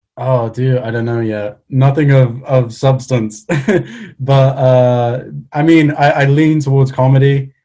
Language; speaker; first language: English; native; English